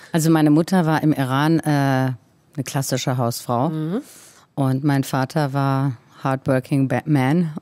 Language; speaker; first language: German; early bilingual, other home language; Persian